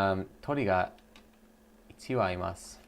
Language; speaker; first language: Japanese; non-native, learner; English